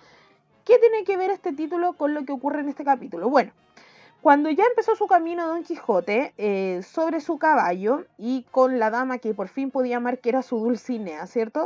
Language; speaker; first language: Spanish; native; Spanish